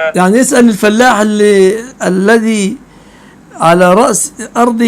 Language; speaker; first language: Arabic; native; Arabic